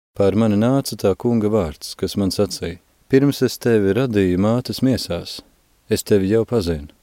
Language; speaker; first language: Latvian; native; Latvian